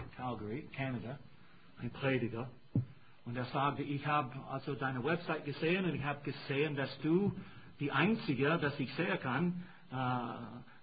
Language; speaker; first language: German; non-native, fluent; English